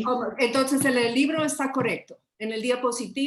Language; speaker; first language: Spanish; early bilingual, heritage; English